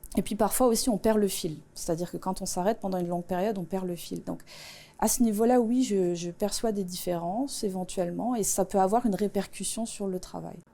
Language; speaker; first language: French; non-native, local second language; Swiss German